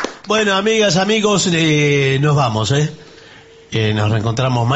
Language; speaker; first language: Spanish; native; Spanish